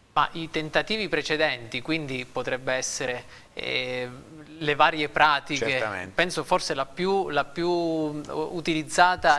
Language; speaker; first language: Italian; native; Italian